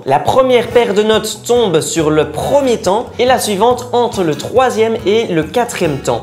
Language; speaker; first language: French; native; French